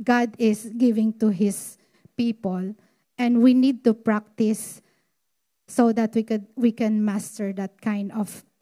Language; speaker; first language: English; non-native, local second language; Filipino